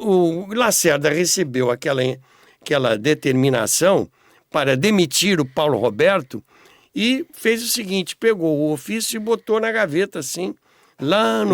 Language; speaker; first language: Portuguese; native; Portuguese